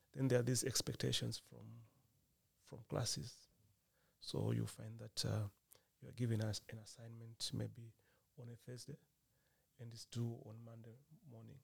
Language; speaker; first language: English; non-native, local second language; Nyanja